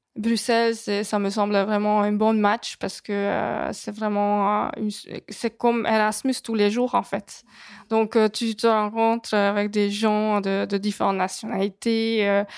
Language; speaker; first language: French; non-native, fluent; Hungarian